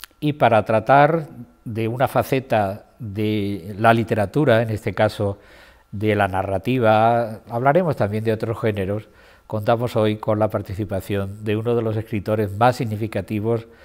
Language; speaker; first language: Spanish; native; Spanish